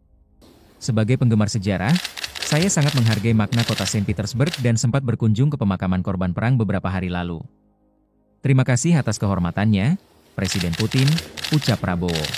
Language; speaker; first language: Indonesian; native; Indonesian